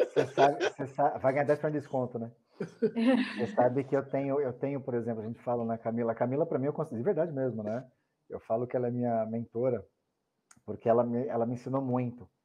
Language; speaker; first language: Portuguese; native; Portuguese